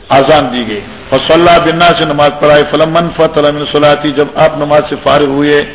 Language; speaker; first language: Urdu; non-native, local second language; Northern Hindko